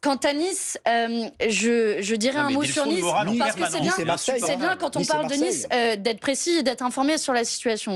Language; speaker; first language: French; native; French